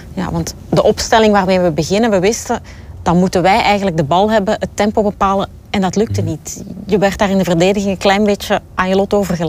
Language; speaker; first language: Dutch; native; Dutch